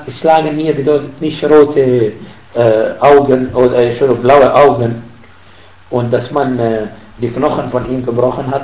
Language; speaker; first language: German; non-native, fluent; Arabic